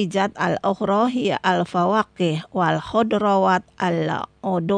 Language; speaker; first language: Arabic; non-native, fluent; Indonesian